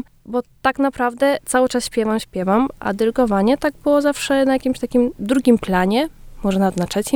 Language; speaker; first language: Polish; early bilingual, heritage; Polish